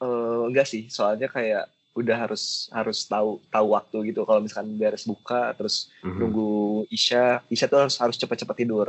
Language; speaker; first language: Indonesian; native; Indonesian